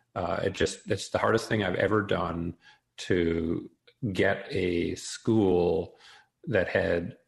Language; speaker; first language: English; native; English